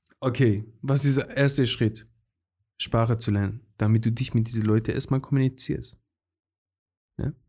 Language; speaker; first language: German; non-native, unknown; Persian